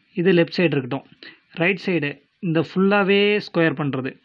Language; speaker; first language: Tamil; native; Tamil